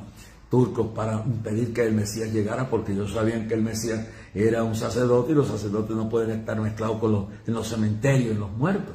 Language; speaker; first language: Spanish; native; Spanish